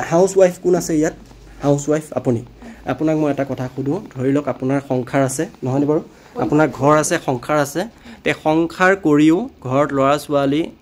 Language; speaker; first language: Assamese; native; Assamese